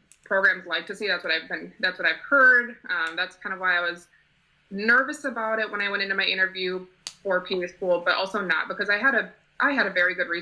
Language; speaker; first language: English; native; English